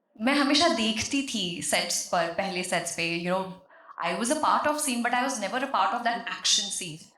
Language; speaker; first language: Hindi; non-native, local second language; Marathi